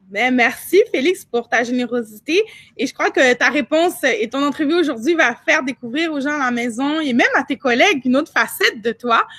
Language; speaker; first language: French; native; French